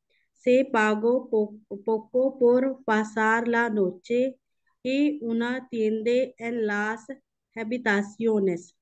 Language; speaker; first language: Spanish; non-native, learner; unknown